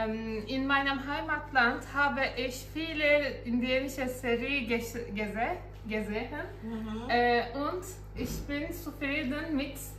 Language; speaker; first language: German; non-native, learner; Turkish